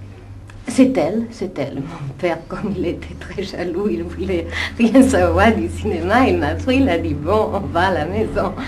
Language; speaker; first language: French; non-native, fluent; Italian